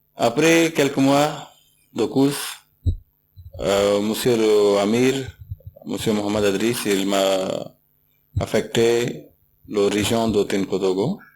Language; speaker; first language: French; non-native, learner; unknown